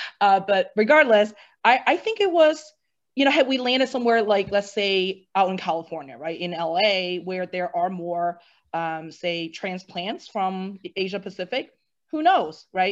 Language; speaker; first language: English; native; English